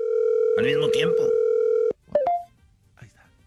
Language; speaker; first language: Spanish; native; Spanish